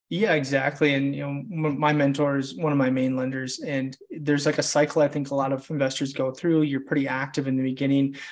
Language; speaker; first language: English; native; English